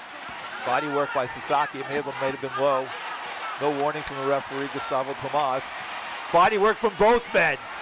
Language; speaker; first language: English; native; English